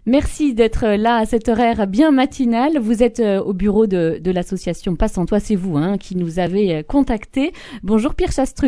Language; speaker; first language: French; native; French